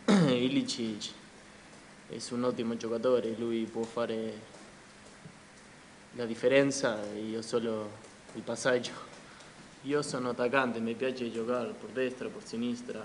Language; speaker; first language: Italian; non-native, learner; Spanish